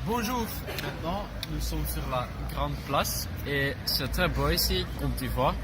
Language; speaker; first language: French; non-native, learner; Dutch